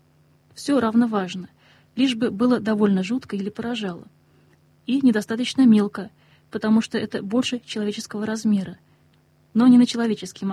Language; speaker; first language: Russian; native; Russian